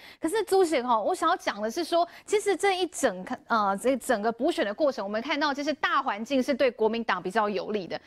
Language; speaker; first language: Chinese; native; Chinese